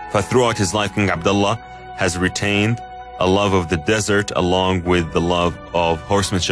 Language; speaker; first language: English; non-native, fluent; Arabic